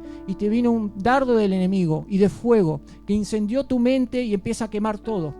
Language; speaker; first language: Spanish; native; Spanish